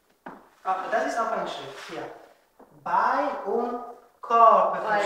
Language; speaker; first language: German; non-native, fluent; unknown